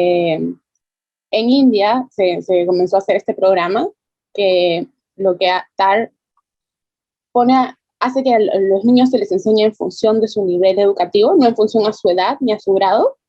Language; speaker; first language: Spanish; native; Spanish